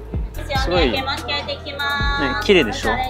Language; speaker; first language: Japanese; non-native, fluent; French